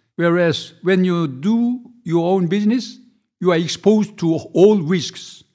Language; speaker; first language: English; non-native, fluent; Korean